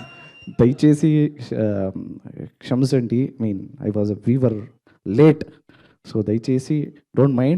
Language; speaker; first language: Telugu; non-native, local second language; Kannada